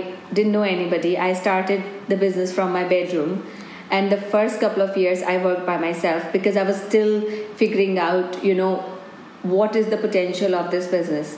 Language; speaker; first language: English; non-native, local second language; Hindi